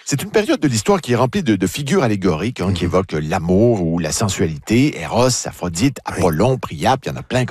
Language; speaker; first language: French; native; French